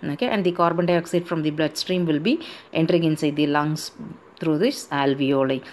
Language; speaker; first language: English; non-native, local second language; Tamil